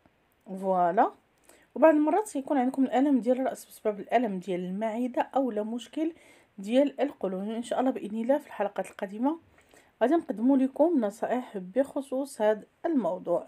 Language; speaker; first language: Arabic; native; Arabic